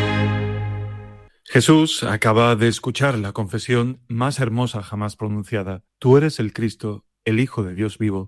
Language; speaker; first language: Spanish; native; Spanish